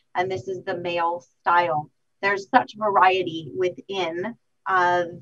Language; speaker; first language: English; native; English